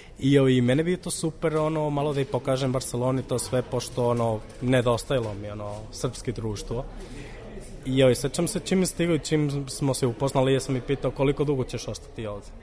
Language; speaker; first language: Serbian; non-native, fluent; Catalan